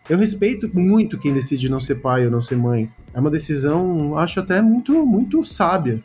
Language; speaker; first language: Portuguese; early bilingual, other home language; Spanish